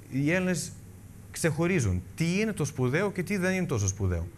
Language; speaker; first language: Greek; early bilingual, heritage; Greek